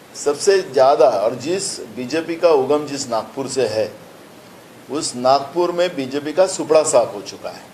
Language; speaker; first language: Hindi; non-native, local second language; Marathi